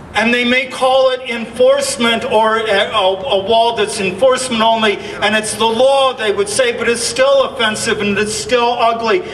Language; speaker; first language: English; native; English